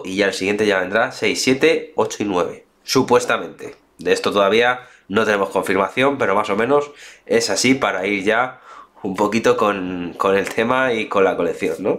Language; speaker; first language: Spanish; native; Spanish